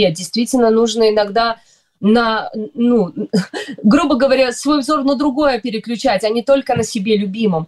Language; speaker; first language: Russian; native; Russian